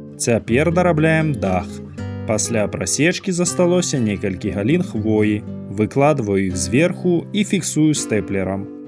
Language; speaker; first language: Belarusian; native; Belarusian